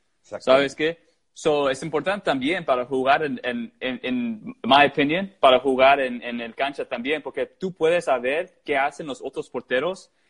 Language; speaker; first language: Spanish; early bilingual, heritage; English